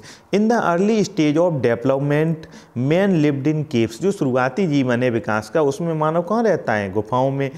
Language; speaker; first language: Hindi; native; Hindi